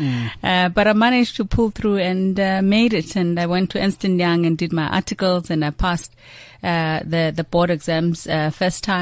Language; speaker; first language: English; non-native, local second language; Xhosa